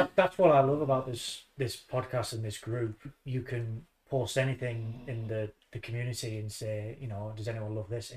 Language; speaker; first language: English; native; English